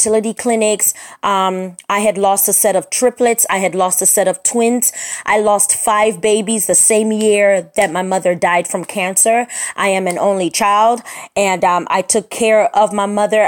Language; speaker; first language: English; native; English